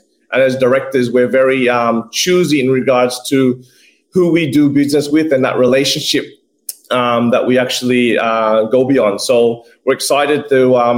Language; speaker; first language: English; native; English